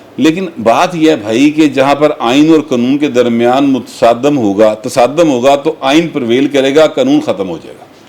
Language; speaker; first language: Urdu; non-native, local second language; Punjabi